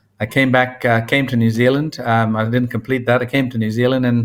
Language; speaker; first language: English; non-native, local second language; Tamil